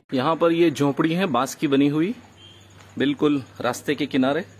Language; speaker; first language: Hindi; non-native, local second language; Gujarati